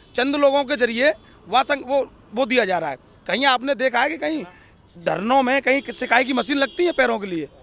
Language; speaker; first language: Hindi; native; Hindi